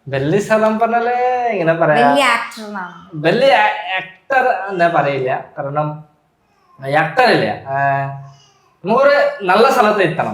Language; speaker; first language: Malayalam; non-native, local second language; Bangla